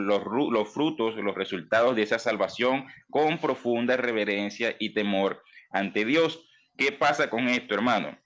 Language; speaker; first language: Spanish; native; Spanish